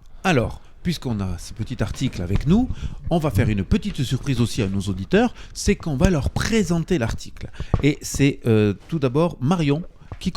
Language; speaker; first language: French; native; French